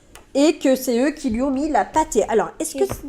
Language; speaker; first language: French; native; French